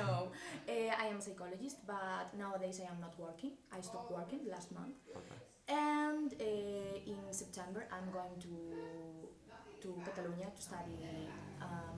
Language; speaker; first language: English; non-native, learner; Spanish